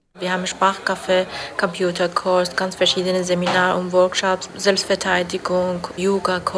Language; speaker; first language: German; non-native, learner; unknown